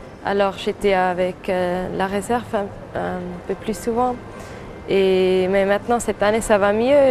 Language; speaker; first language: French; non-native, fluent; German